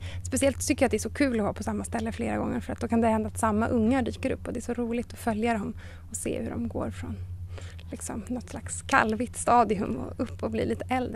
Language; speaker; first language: Swedish; native; Swedish